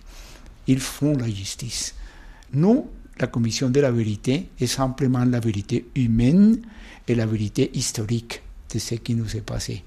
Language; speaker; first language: French; non-native, fluent; Spanish